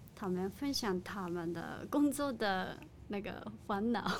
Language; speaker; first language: Chinese; non-native, learner; Japanese